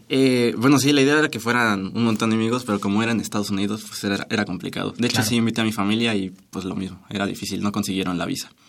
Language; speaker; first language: Spanish; native; Spanish